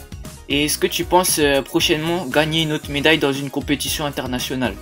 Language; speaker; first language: French; native; French